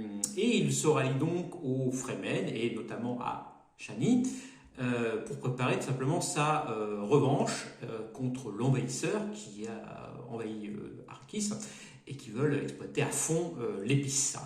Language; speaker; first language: French; native; French